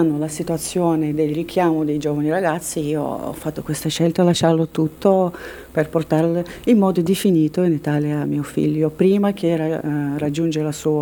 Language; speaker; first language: Italian; non-native, fluent; Russian